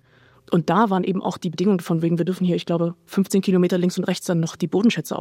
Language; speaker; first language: German; native; German